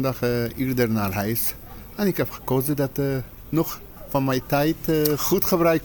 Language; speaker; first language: Dutch; non-native, learner; Persian